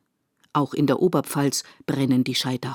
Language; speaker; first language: German; native; German